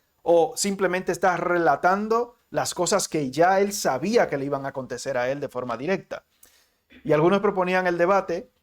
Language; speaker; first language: Spanish; native; Spanish